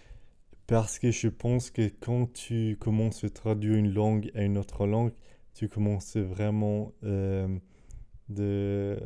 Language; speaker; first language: French; non-native, fluent; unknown